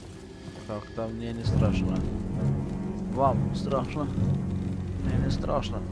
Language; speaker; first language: Russian; non-native, local second language; Romanian